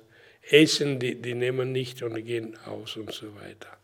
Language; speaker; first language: German; non-native, learner; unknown